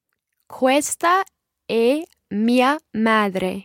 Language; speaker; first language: Italian; non-native, learner; English